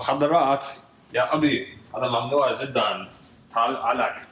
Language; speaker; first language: Arabic; non-native, learner; English